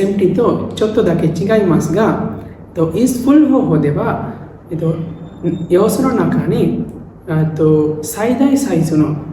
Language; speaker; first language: Japanese; non-native, learner; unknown